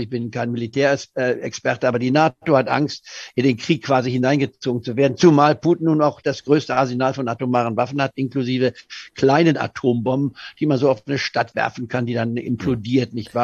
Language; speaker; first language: German; native; German